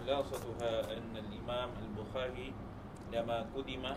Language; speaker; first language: Arabic; non-native, learner; Malay